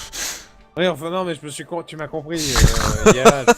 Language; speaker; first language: French; native; French